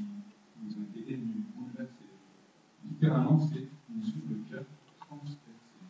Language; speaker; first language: French; native; French